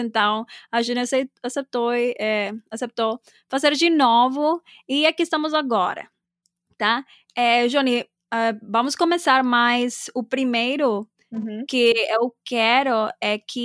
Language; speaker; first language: Portuguese; non-native, fluent; Spanish